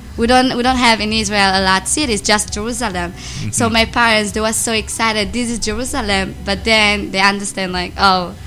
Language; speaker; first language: English; non-native, learner; Amharic